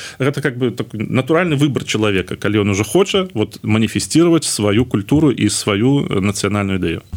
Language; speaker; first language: Belarusian; non-native, local second language; Russian